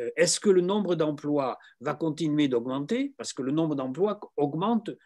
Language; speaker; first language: French; native; French